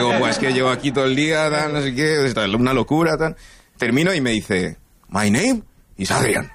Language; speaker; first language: Spanish; early bilingual, other home language; English